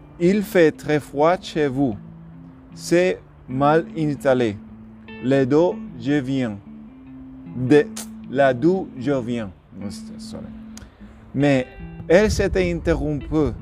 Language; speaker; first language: French; non-native, learner; Spanish